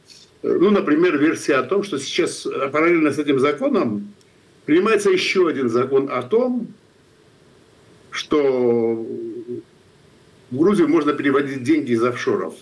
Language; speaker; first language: Russian; non-native, fluent; Georgian